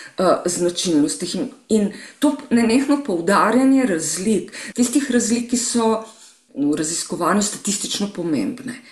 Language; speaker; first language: Slovenian; native; Slovenian